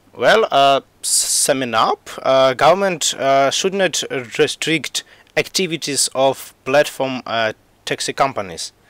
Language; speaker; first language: English; non-native, fluent; Russian